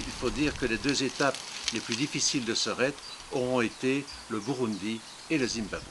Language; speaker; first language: French; native; French